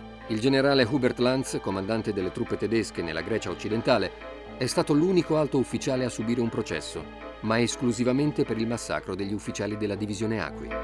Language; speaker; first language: Italian; native; Italian